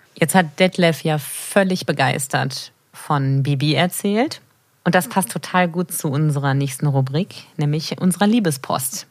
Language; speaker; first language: German; native; German